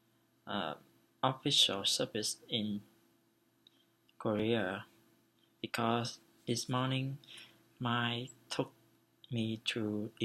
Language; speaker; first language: English; non-native, learner; Vietnamese